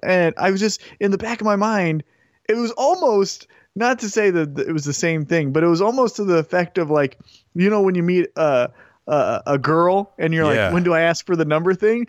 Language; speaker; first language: English; native; English